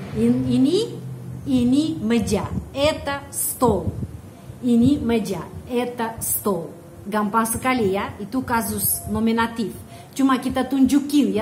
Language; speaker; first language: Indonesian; non-native, fluent; Russian